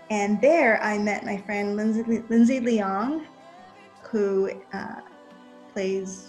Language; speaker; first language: English; native; English